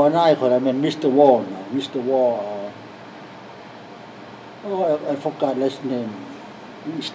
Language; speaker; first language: English; non-native, learner; Lao